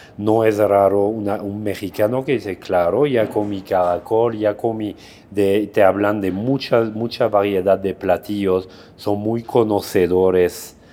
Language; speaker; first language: Spanish; non-native, fluent; French